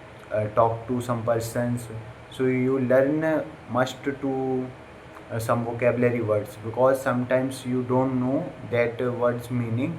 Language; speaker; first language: English; non-native, learner; Hindi